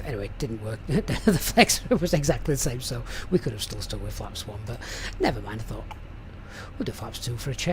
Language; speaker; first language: English; native; English